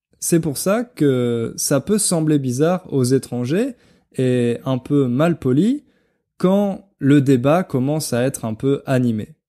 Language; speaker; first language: French; native; French